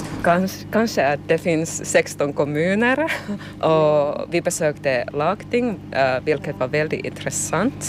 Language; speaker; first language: Swedish; non-native, learner; Finnish